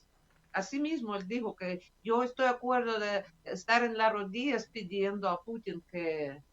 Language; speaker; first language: Spanish; non-native, fluent; Russian